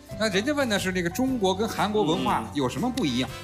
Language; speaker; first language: Chinese; native; Chinese